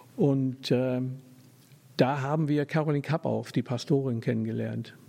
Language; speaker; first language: German; non-native, fluent; English